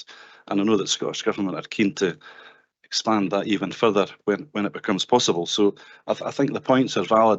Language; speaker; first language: English; native; English